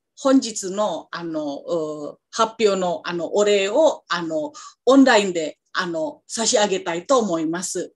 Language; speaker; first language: Japanese; non-native, fluent; Indonesian